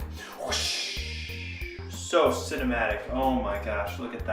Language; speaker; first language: English; native; English